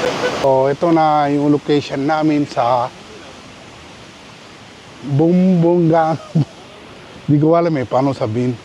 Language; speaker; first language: Filipino; non-native, learner; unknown